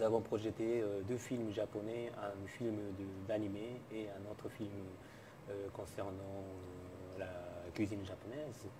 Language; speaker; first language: French; non-native, fluent; Japanese